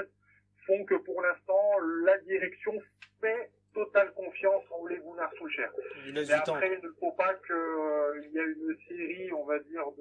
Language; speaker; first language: French; native; French